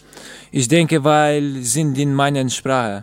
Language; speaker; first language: German; non-native, learner; Albanian